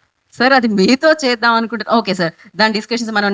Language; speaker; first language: Telugu; native; Telugu